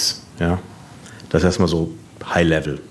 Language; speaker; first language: German; native; German